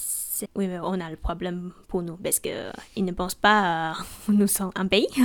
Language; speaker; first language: French; non-native, learner; Chinese